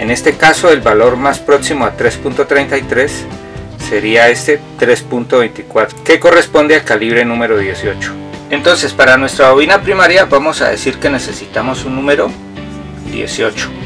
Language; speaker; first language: Spanish; native; Spanish